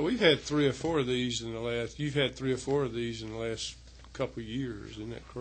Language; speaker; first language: English; native; English